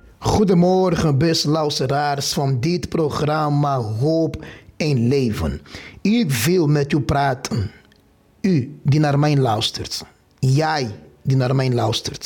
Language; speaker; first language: Dutch; non-native, fluent; Portuguese